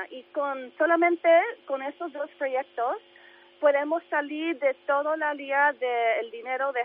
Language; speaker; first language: Spanish; early bilingual, heritage; English